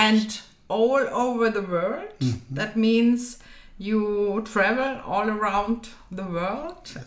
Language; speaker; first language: English; non-native, learner; German